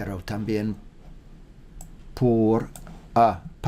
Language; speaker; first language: Spanish; non-native, learner; English